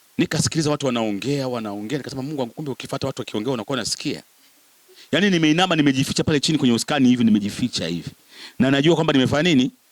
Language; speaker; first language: Swahili; native; Swahili